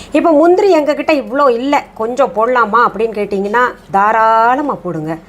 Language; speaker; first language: Tamil; non-native, fluent; Hindi